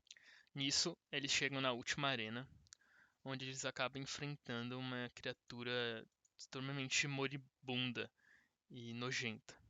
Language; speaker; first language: Portuguese; native; Portuguese